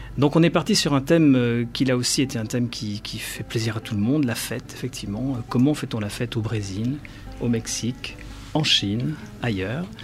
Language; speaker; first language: French; native; French